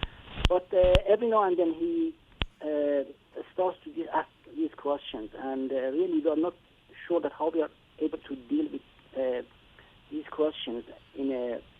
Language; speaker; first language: English; non-native, fluent; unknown